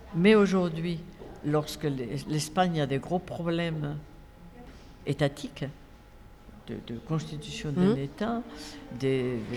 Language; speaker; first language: French; non-native, fluent; Spanish